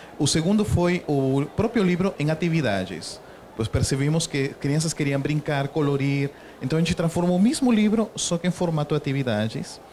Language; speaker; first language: Portuguese; non-native, fluent; Spanish